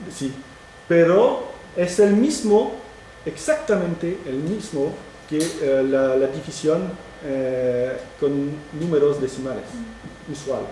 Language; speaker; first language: Spanish; non-native, fluent; French